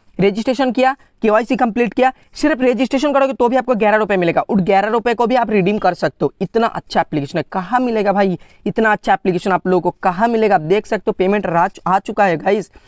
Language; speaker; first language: Hindi; non-native, local second language; Bangla